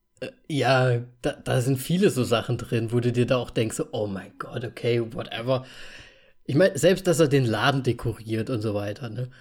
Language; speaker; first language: German; native; German